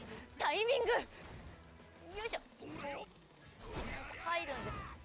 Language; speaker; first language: Japanese; native; Japanese